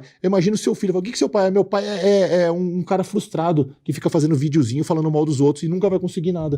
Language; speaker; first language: Portuguese; native; Portuguese